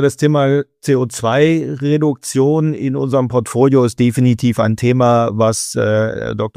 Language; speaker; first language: German; native; German